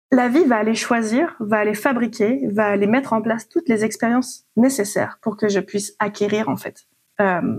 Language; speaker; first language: French; native; French